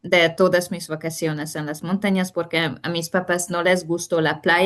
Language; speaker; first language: Spanish; non-native, fluent; Hungarian